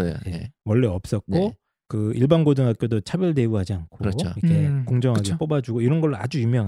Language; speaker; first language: Korean; native; Korean